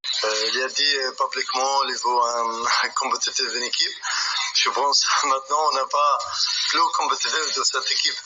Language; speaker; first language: French; non-native, learner; Arabic